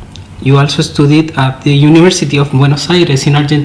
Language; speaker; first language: English; non-native, fluent; Spanish